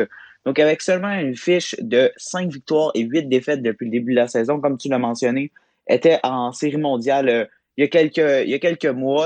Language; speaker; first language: French; native; French